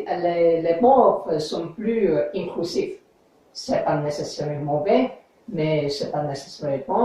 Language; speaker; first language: French; non-native, learner; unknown